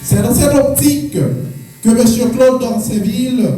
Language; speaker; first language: French; non-native, local second language; Haitian Creole